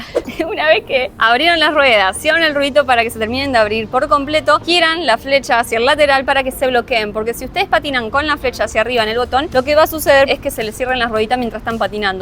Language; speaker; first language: Spanish; native; Spanish